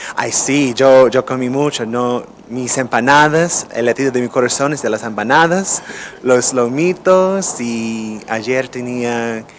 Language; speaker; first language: Spanish; non-native, fluent; English